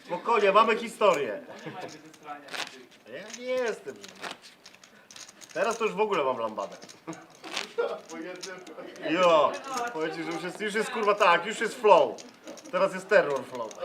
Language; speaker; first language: Polish; native; Polish